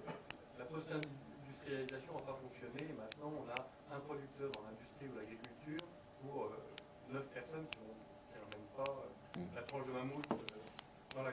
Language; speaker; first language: French; native; French